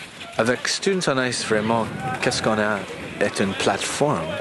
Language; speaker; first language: French; non-native, learner; English